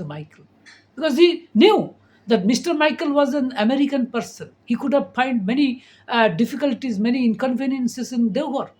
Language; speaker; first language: English; non-native, local second language; Bangla